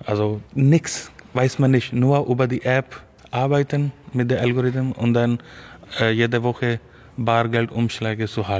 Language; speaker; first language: German; non-native, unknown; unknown